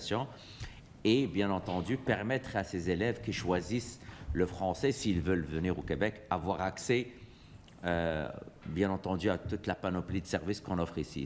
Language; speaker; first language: French; native; French